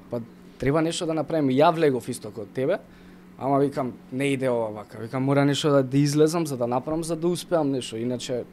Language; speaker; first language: Macedonian; native; Macedonian